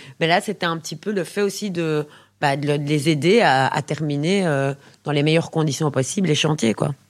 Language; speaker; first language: French; native; French